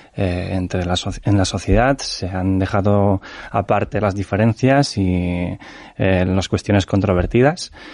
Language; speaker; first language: Spanish; non-native, fluent; Ukrainian